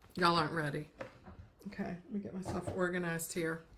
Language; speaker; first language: English; native; English